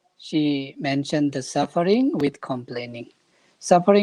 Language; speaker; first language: English; non-native, fluent; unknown